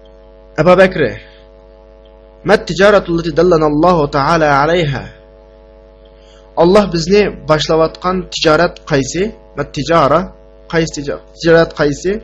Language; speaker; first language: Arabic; non-native, fluent; Uyghur